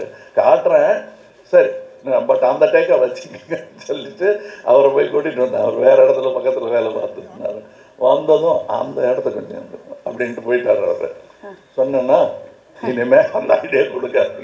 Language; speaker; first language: Tamil; native; Tamil